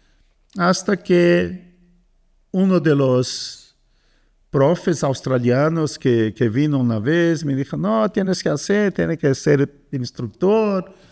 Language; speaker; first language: Spanish; non-native, fluent; Portuguese